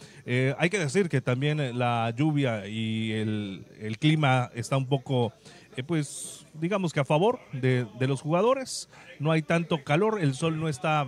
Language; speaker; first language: Spanish; native; Spanish